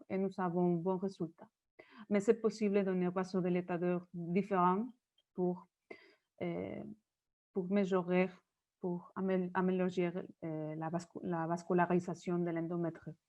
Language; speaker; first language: French; non-native, learner; Spanish